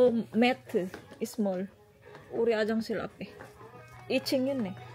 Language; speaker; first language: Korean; non-native, learner; Filipino